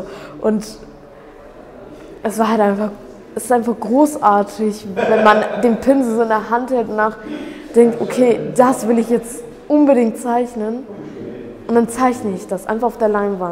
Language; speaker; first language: German; early bilingual, other home language; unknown